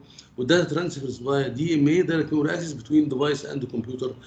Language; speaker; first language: Arabic; native; Arabic